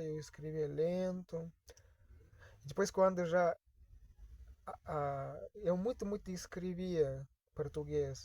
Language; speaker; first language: Portuguese; non-native, fluent; Russian